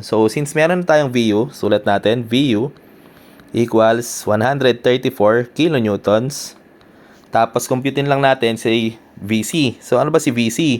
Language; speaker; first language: Filipino; native; Filipino